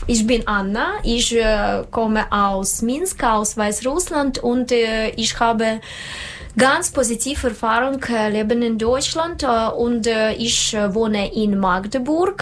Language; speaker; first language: German; non-native, learner; Russian